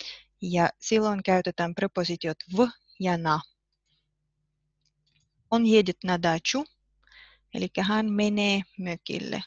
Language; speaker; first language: Finnish; non-native, fluent; Russian